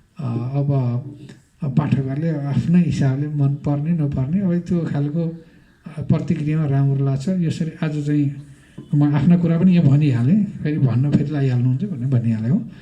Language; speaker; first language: Nepali; native; Nepali